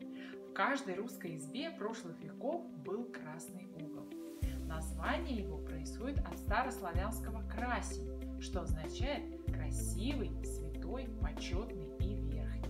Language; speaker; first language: Russian; native; Russian